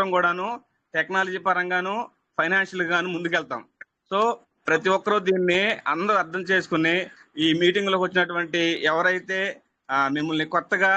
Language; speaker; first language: Telugu; native; Telugu